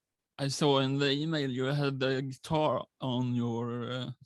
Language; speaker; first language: English; non-native, learner; Swedish